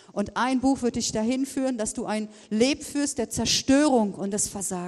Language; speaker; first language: German; native; German